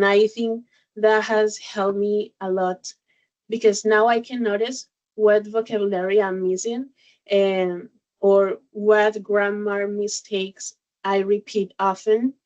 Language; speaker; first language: English; non-native, learner; Spanish